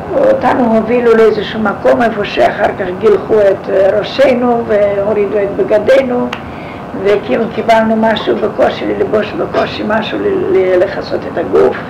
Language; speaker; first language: Hebrew; non-native, fluent; Yiddish